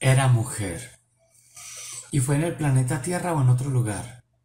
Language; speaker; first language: Spanish; native; Spanish